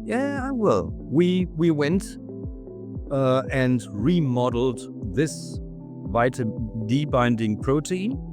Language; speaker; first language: English; non-native, fluent; German